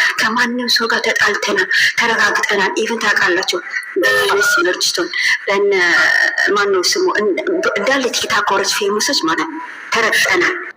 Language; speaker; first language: Amharic; non-native, local second language; Tigrinya